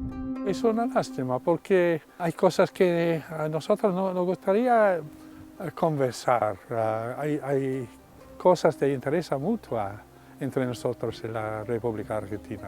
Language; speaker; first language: Spanish; non-native, fluent; English